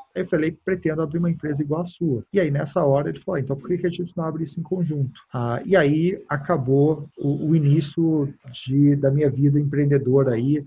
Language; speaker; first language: Portuguese; early bilingual, heritage; Portuguese